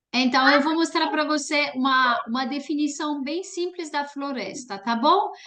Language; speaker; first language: Portuguese; non-native, fluent; French